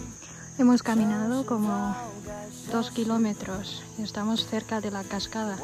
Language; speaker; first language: Spanish; non-native, fluent; Chinese